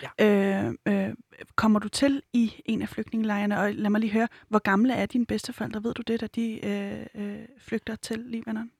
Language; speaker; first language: Danish; native; Danish